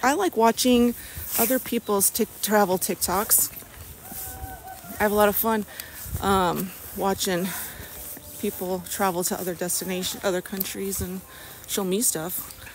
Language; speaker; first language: English; native; English